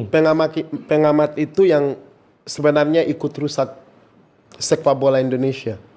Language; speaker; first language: Indonesian; non-native, fluent; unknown